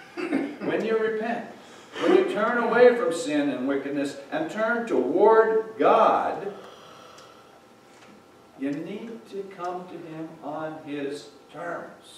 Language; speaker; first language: English; native; English